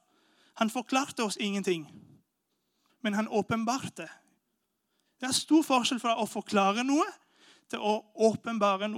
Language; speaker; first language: Norwegian; non-native, fluent; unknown